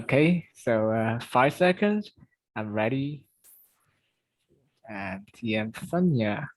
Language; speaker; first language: English; non-native, fluent; Vietnamese